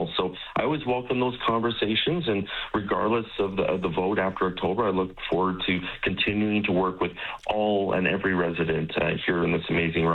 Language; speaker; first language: English; native; English